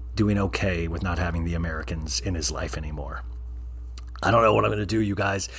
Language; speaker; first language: English; native; English